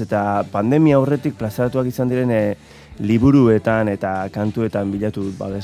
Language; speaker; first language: Basque; native; Basque